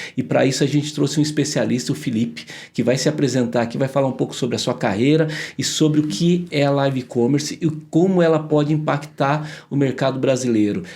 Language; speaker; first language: Portuguese; native; Portuguese